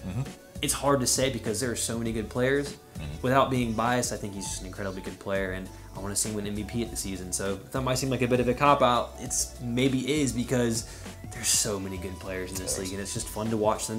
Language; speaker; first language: English; native; English